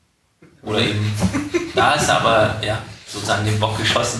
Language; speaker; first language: German; native; German